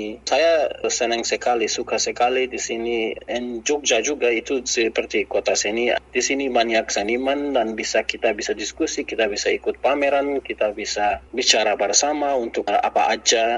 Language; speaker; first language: Indonesian; non-native, learner; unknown